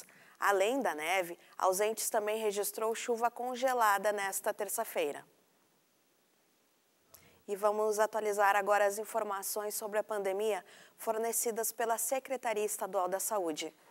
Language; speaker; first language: Portuguese; native; Portuguese